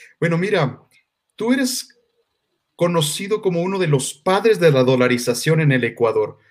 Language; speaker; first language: Spanish; native; Spanish